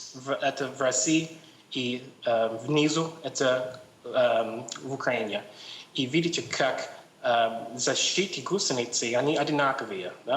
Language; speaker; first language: Russian; non-native, learner; English